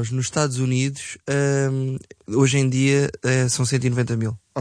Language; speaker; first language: Portuguese; native; Portuguese